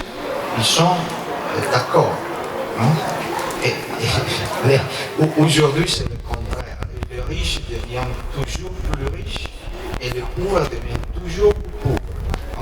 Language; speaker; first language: French; non-native, learner; Italian